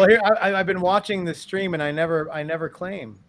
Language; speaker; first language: English; native; English